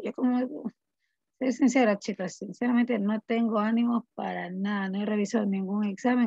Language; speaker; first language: Spanish; native; Spanish